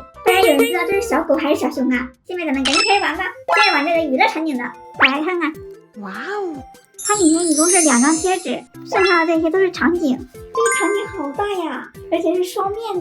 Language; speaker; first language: Chinese; native; Chinese